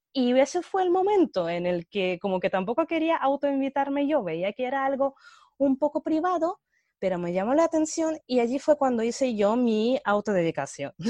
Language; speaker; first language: Spanish; early bilingual, other home language; Russian